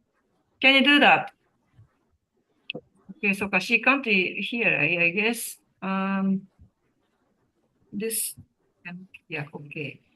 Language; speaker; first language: English; non-native, learner; Japanese